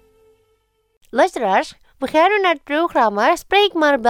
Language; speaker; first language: Dutch; non-native, fluent; Indonesian